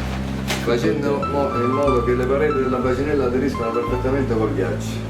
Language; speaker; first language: Italian; native; Italian